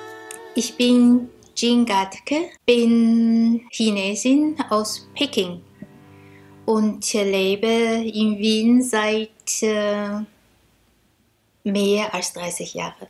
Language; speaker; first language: German; non-native, fluent; Chinese